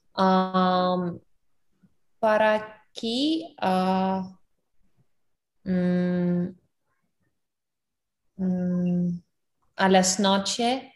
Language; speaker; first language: Spanish; non-native, learner; English